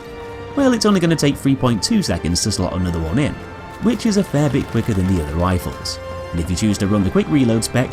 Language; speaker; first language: English; native; English